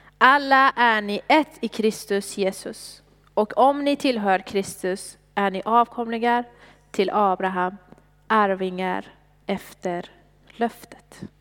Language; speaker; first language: Swedish; non-native, fluent; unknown